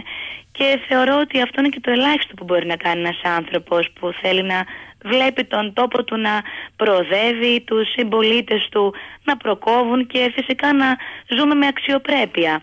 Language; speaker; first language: Greek; native; Greek